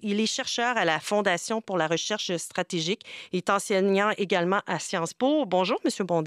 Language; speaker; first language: French; native; French